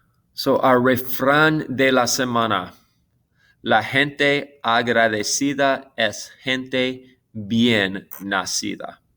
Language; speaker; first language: Spanish; non-native, fluent; English